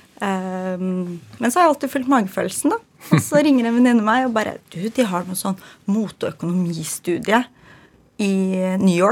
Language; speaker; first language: Norwegian; early bilingual, other home language; Ukrainian